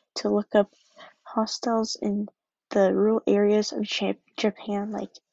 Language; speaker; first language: English; early bilingual, other home language; Japanese